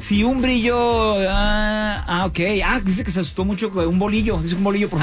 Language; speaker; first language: Spanish; native; Spanish